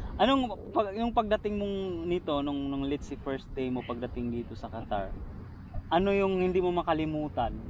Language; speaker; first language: Filipino; non-native, local second language; Cebuano